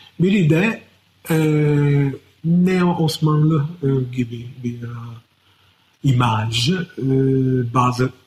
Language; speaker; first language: Turkish; non-native, fluent; Italian